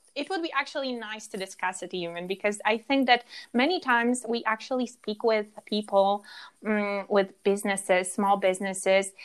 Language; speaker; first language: English; non-native, fluent; Polish